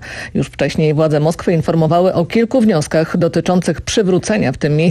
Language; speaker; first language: Polish; native; Polish